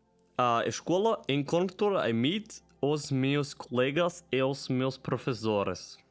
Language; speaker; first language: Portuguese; non-native, learner; German